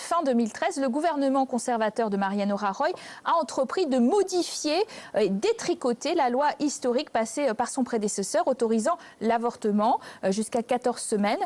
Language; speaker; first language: French; native; French